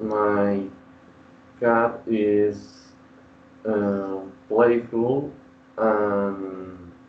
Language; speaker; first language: English; non-native, learner; Spanish